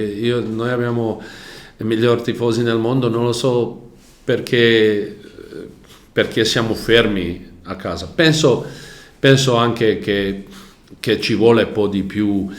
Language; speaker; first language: Italian; non-native, learner; Croatian